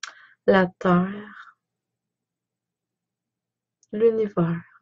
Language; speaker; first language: French; native; French